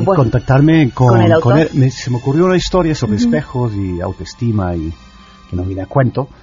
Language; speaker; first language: Spanish; non-native, fluent; English